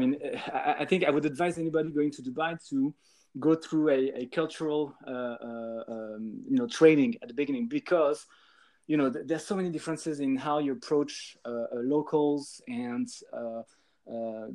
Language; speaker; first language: English; non-native, fluent; French